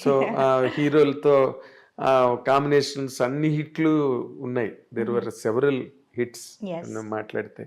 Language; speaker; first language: Telugu; native; Telugu